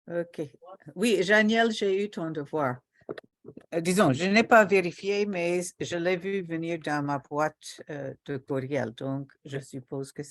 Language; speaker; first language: French; non-native, local second language; Haitian Creole